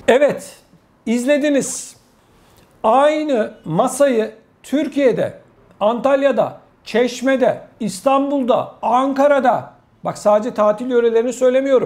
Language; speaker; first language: Turkish; native; Turkish